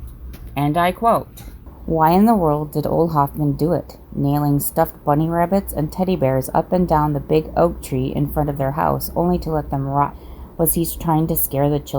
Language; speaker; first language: English; native; English